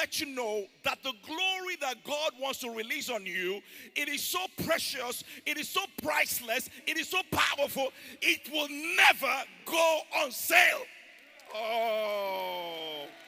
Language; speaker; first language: English; non-native, local second language; Yoruba